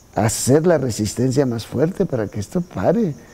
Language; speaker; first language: Spanish; native; Spanish